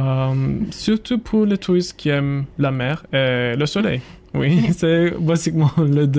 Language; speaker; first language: French; non-native, learner; Turkish